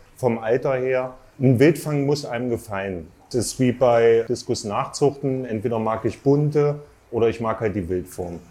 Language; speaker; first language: German; native; German